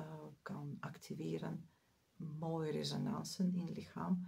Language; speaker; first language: Dutch; non-native, fluent; Russian